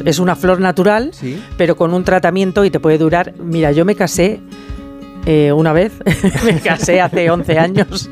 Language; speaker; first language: Spanish; native; Spanish